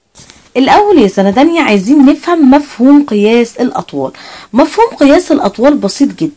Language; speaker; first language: Arabic; native; Arabic